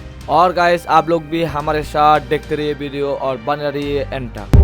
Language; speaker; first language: Hindi; non-native, local second language; Chakma